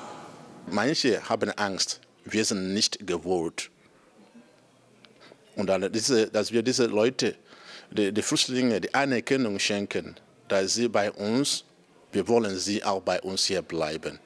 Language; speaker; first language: German; non-native, fluent; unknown